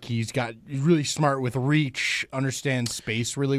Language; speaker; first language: English; native; English